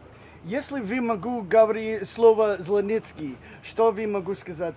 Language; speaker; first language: Russian; non-native, learner; English